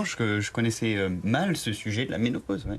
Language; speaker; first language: French; native; French